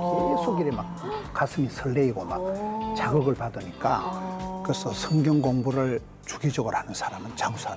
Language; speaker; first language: Korean; native; Korean